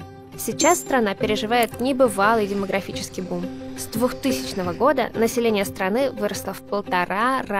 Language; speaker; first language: Russian; native; Russian